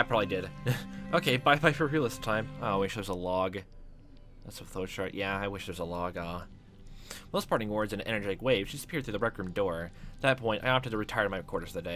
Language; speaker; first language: English; native; English